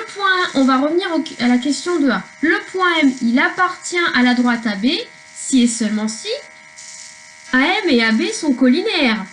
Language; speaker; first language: French; native; French